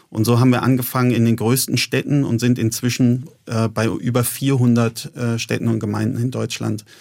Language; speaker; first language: German; native; German